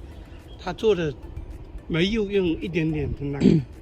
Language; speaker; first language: Chinese; native; Chinese